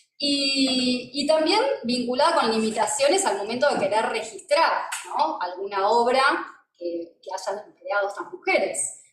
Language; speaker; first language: Spanish; native; Spanish